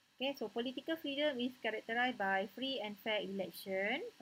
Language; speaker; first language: English; non-native, local second language; Malay